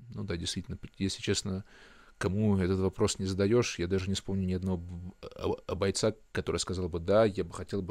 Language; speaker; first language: Russian; native; Russian